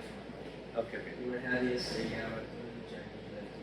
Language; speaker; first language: Arabic; non-native, learner; English